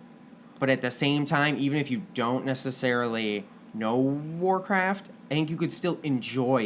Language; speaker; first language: English; native; English